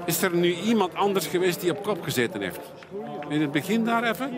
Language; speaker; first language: Dutch; native; Dutch